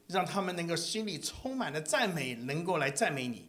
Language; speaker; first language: Chinese; native; Chinese